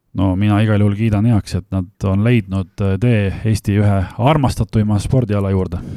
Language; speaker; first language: Estonian; native; Estonian